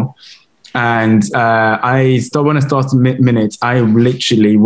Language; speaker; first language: English; native; English